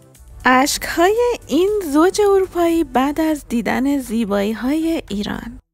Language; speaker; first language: Persian; native; Persian